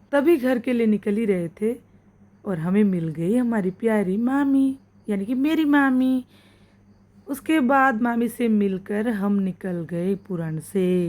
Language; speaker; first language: Hindi; non-native, local second language; Assamese